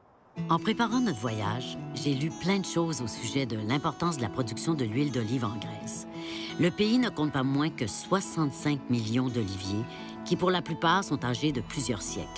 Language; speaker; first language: French; native; French